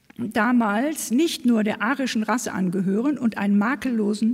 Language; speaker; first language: German; native; German